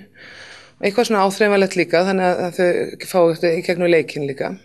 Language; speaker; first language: Icelandic; native; Icelandic